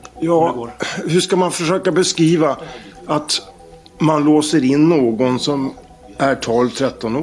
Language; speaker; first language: Swedish; non-native, fluent; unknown